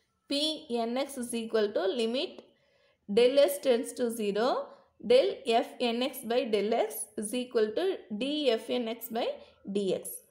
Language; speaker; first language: English; non-native, local second language; Tamil